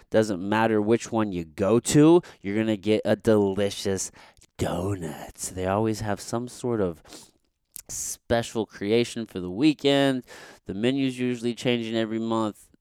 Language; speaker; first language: English; native; English